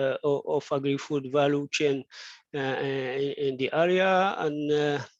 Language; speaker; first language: English; non-native, fluent; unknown